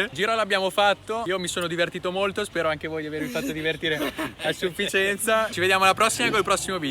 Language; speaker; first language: Italian; native; Italian